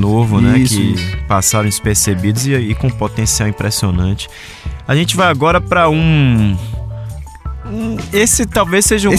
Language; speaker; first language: Portuguese; native; Portuguese